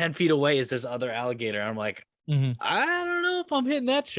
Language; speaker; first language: English; native; English